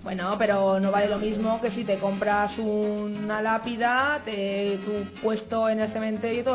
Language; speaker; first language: Spanish; native; Spanish